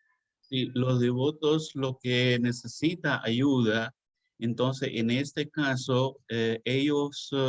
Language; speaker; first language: Spanish; non-native, learner; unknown